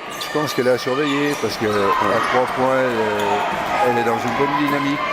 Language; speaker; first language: French; native; French